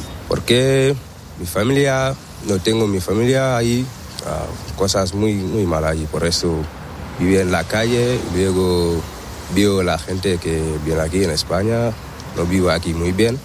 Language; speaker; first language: Spanish; non-native, learner; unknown